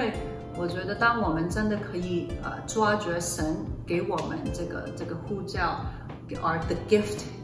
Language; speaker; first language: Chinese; early bilingual, other home language; Cantonese